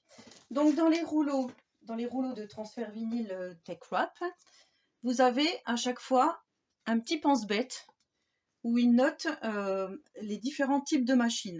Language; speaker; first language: French; native; French